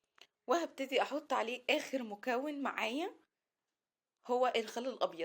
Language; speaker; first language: Arabic; native; Arabic